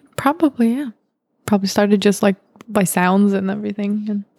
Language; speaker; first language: English; non-native, fluent; Russian